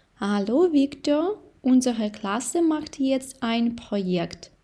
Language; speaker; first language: German; non-native, fluent; Ukrainian